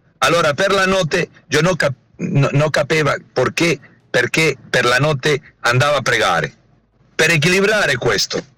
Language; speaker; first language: Italian; non-native, learner; Spanish